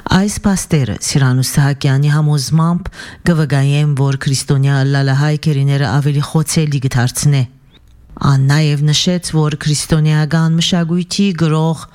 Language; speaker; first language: Armenian; early bilingual, heritage; Armenian